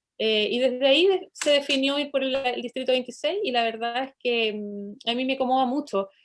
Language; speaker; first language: Spanish; native; Spanish